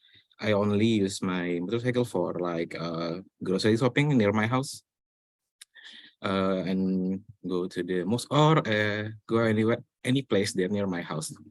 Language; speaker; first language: English; non-native, learner; Indonesian